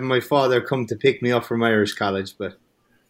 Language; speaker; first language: English; native; English